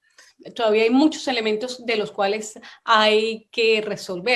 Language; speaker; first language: Spanish; native; Spanish